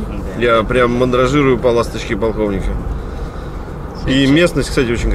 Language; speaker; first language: Russian; native; Russian